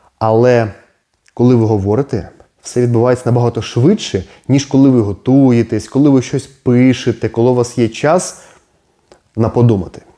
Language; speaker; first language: Ukrainian; non-native, local second language; Russian